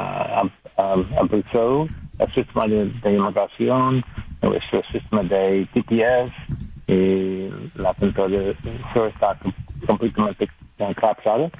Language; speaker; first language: Spanish; non-native, learner; English